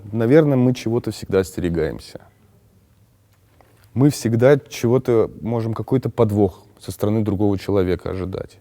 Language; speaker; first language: Russian; native; Russian